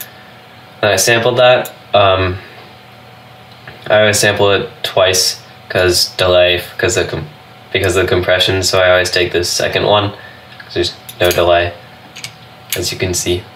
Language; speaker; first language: English; native; English